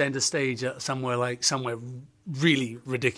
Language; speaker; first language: English; native; English